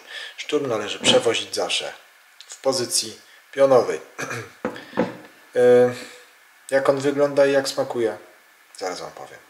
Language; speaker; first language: Polish; native; Polish